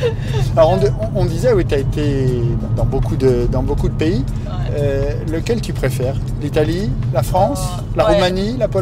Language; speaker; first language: French; native; French